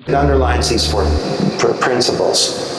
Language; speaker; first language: English; native; English